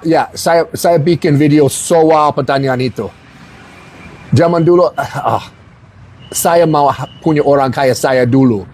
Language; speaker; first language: Indonesian; non-native, learner; English